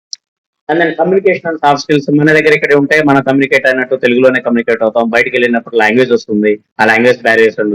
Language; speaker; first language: Telugu; native; Telugu